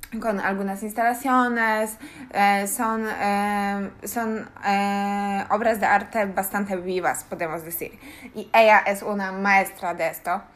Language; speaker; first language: Spanish; non-native, learner; Polish